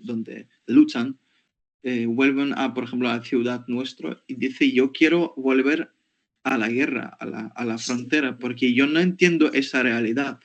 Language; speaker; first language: Spanish; non-native, fluent; Ukrainian